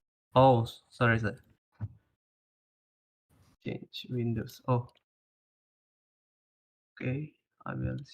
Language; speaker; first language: English; non-native, learner; Indonesian